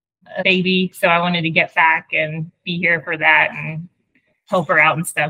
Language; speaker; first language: English; native; English